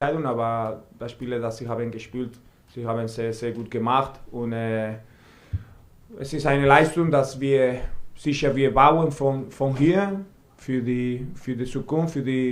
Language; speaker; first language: German; non-native, fluent; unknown